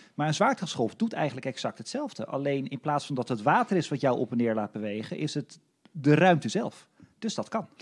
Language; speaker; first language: Dutch; native; Dutch